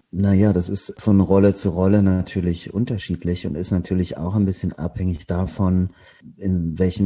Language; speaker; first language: German; native; German